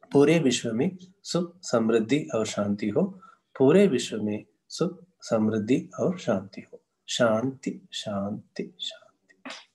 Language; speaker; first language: Hindi; non-native, local second language; Tamil